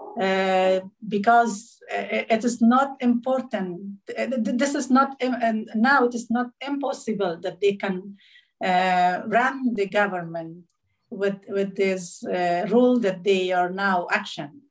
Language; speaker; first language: English; non-native, learner; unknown